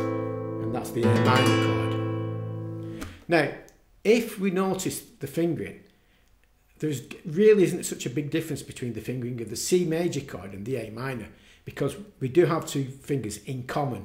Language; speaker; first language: English; native; English